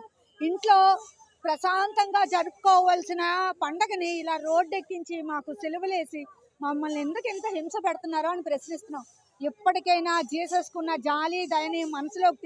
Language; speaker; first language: Telugu; native; Telugu